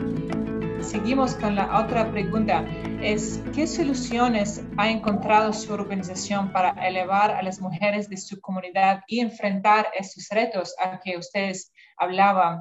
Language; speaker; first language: Spanish; non-native, fluent; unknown